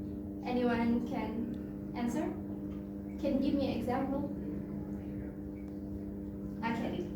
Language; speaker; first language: English; non-native, fluent; Indonesian